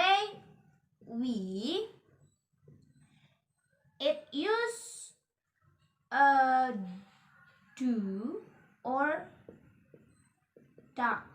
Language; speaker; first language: English; non-native, learner; Indonesian